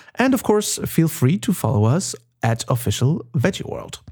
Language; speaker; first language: English; non-native, fluent; German